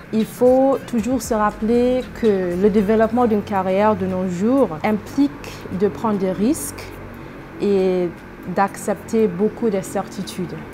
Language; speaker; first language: French; non-native, fluent; English